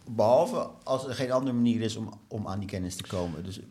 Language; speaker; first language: Dutch; native; Dutch